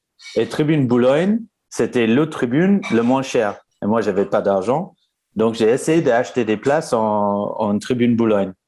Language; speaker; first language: French; non-native, fluent; English